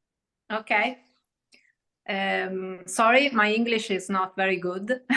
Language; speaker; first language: English; non-native, learner; Italian